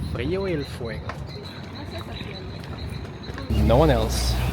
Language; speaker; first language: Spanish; non-native, learner; English